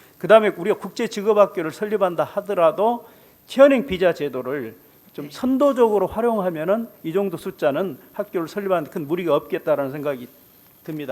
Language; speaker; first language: Korean; native; Korean